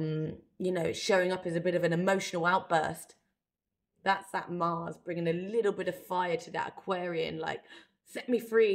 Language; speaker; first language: English; native; English